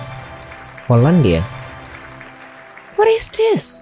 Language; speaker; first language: English; non-native, learner; Indonesian